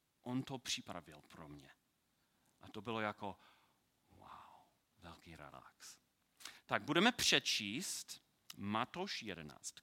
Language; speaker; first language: Czech; non-native, learner; English